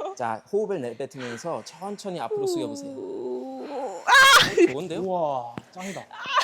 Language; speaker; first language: Korean; non-native, fluent; German